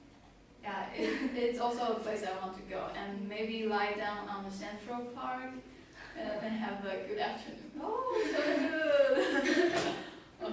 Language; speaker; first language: English; non-native, learner; Chinese